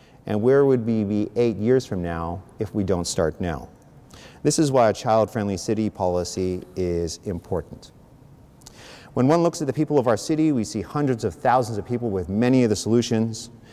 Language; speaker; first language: English; native; English